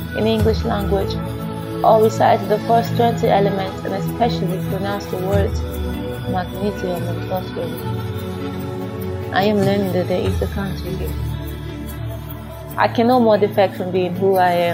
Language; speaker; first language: English; non-native, local second language; Hausa